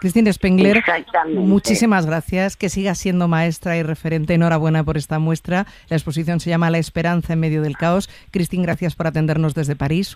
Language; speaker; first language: Spanish; native; Spanish